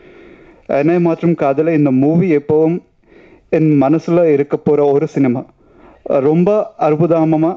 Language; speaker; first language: Tamil; non-native, learner; Telugu